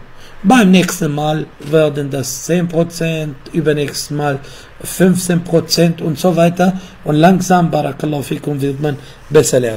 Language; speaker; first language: German; non-native, fluent; Arabic